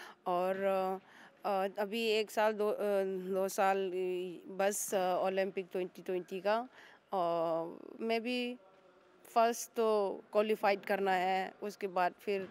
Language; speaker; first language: Hindi; non-native, local second language; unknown